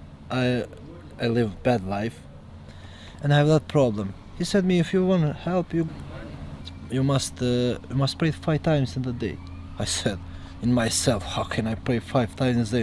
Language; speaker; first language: English; non-native, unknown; Albanian